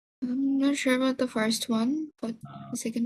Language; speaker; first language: English; non-native, local second language; Bangla